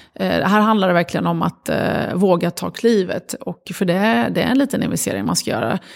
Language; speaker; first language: Swedish; early bilingual, other home language; Arabic